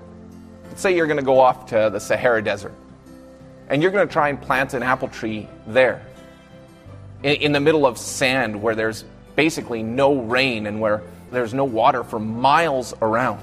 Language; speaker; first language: English; native; English